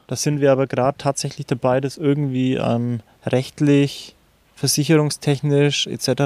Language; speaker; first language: German; native; German